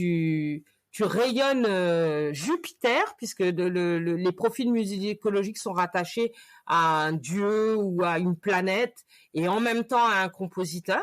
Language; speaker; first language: French; native; French